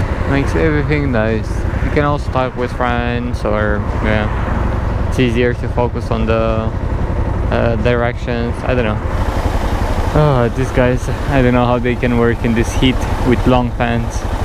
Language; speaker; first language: English; non-native, fluent; Romanian